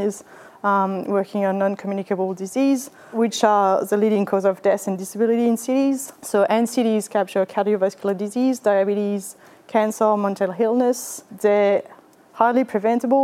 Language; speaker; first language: English; non-native, fluent; French